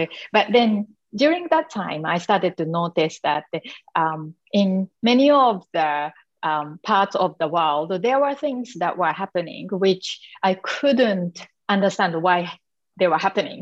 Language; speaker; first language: English; non-native, fluent; Japanese